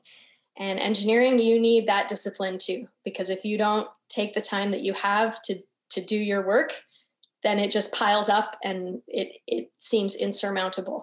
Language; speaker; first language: English; native; English